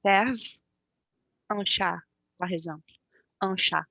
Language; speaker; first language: French; non-native, learner; Portuguese